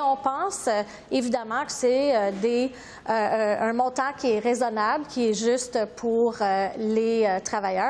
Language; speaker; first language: French; native; French